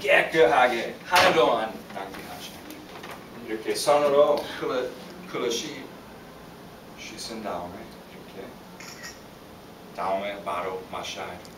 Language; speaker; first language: Korean; non-native, fluent; English